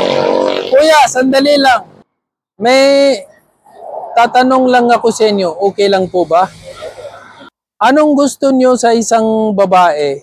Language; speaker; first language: Filipino; non-native, learner; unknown